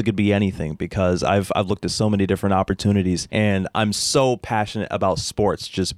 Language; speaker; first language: English; native; English